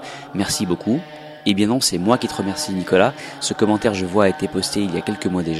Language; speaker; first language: French; native; French